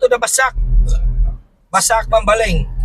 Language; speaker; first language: English; non-native, learner; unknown